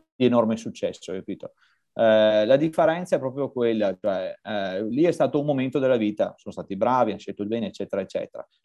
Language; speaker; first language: Italian; native; Italian